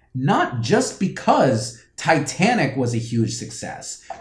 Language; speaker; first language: English; native; English